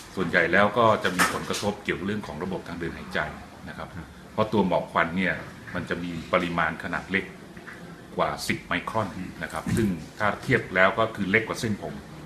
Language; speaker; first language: Thai; native; Thai